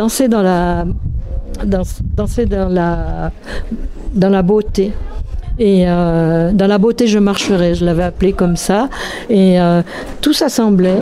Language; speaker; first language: French; native; French